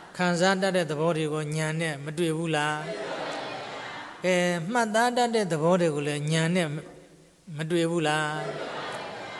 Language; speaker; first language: Burmese; native; Burmese